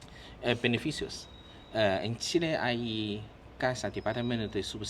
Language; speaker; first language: Spanish; non-native, learner; Chinese